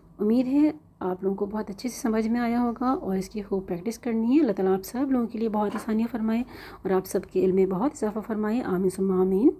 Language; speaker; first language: Urdu; native; Urdu